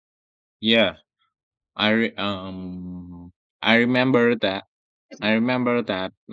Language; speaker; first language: English; non-native, learner; Vietnamese